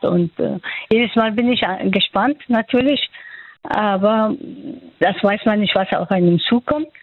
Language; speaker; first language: German; non-native, fluent; Persian